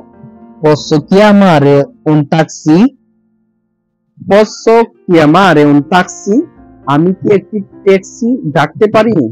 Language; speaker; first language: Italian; non-native, learner; Bangla